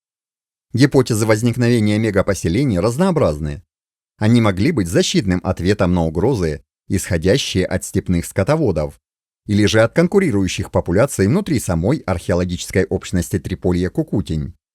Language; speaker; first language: Russian; native; Russian